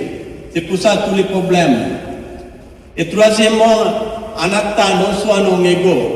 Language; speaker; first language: French; non-native, fluent; Sinhala